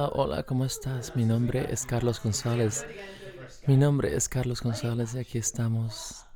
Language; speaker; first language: Spanish; early bilingual, other home language; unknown